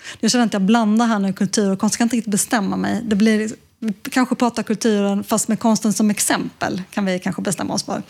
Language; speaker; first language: Swedish; native; Swedish